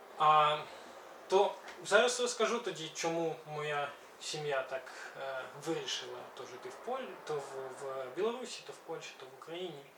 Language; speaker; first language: Ukrainian; early bilingual, other home language; Belarusian